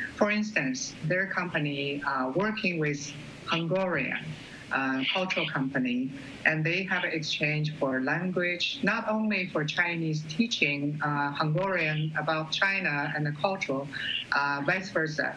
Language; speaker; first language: English; non-native, fluent; Chinese